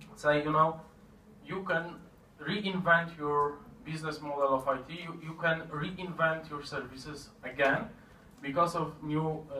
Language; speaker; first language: English; non-native, fluent; Polish